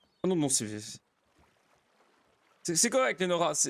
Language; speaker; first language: French; native; French